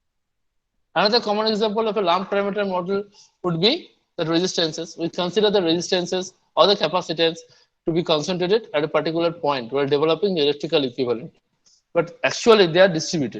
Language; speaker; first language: English; non-native, local second language; Bangla